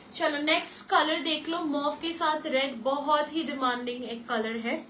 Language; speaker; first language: Hindi; non-native, local second language; Bangla